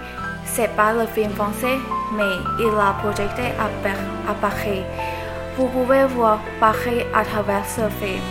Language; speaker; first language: French; non-native, learner; Chinese